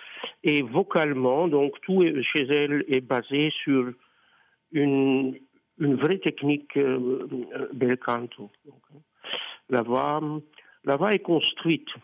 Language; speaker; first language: French; non-native, fluent; Dutch